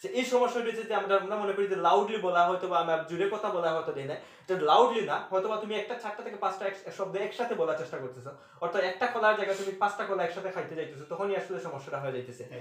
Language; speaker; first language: Bangla; native; Bangla